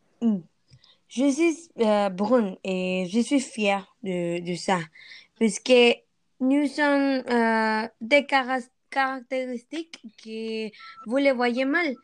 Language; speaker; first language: French; non-native, learner; Spanish